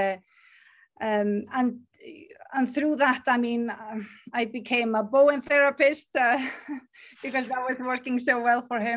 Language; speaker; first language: English; non-native, fluent; Icelandic